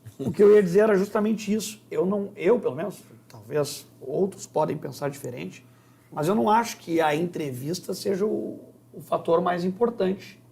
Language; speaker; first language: Portuguese; native; Portuguese